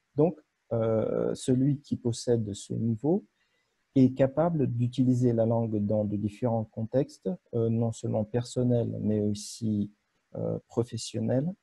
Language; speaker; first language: French; non-native, fluent; Russian